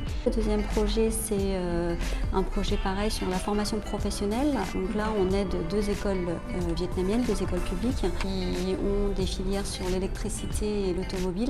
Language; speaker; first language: French; early bilingual, other home language; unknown